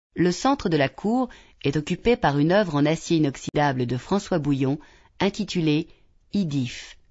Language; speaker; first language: French; native; French